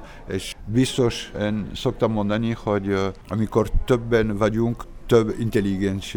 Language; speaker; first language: Hungarian; non-native, learner; French